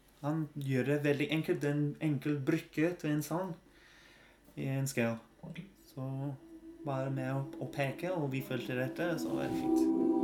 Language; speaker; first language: Norwegian; non-native, fluent; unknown